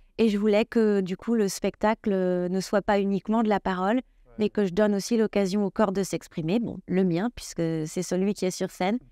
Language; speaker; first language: French; native; French